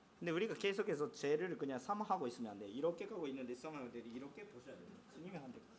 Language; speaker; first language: Korean; non-native, fluent; Japanese